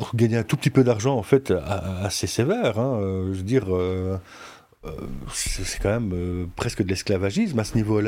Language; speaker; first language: French; native; French